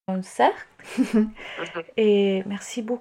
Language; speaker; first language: French; non-native, learner; Italian